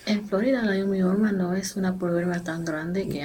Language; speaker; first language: Spanish; non-native, learner; English